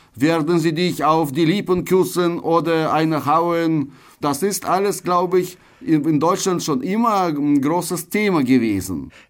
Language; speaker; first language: German; non-native, fluent; Russian